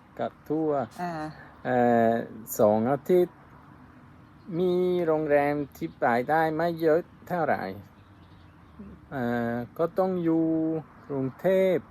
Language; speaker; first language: Thai; non-native, learner; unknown